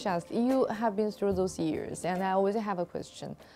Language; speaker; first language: English; non-native, fluent; Chinese